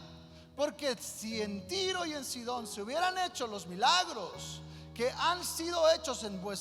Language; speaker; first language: Spanish; native; Spanish